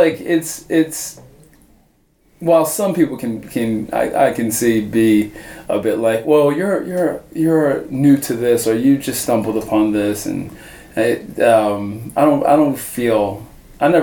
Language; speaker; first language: English; native; English